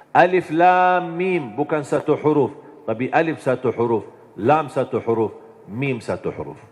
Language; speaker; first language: Indonesian; non-native, fluent; Arabic